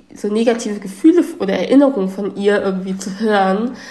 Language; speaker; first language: German; early bilingual, other home language; Vietnamese